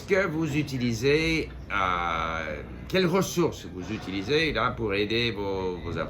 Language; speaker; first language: French; non-native, fluent; English